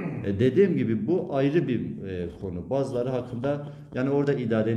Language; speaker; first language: Turkish; native; Turkish